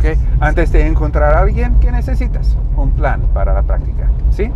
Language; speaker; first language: Spanish; non-native, learner; English